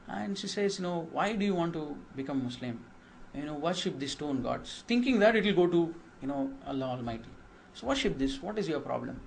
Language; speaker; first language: English; non-native, local second language; Kannada